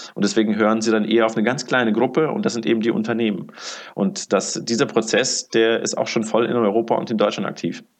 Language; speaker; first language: German; early bilingual, other home language; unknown